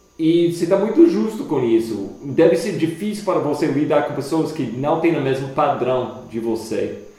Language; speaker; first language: Portuguese; non-native, fluent; English